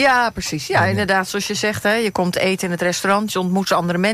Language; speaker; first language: Dutch; native; Dutch